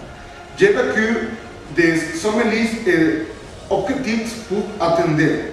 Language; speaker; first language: French; non-native, learner; Spanish